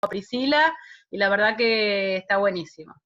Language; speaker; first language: Spanish; native; Spanish